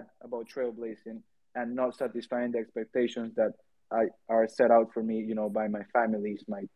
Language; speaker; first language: English; non-native, fluent; Spanish